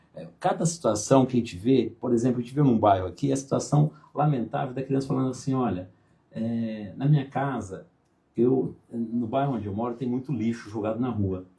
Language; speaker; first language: Portuguese; native; Portuguese